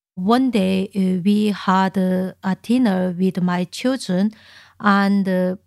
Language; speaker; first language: English; non-native, learner; Korean